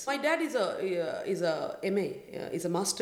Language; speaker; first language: English; non-native, local second language; Bangla